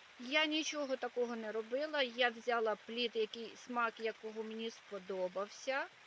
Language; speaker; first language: Ukrainian; native; Ukrainian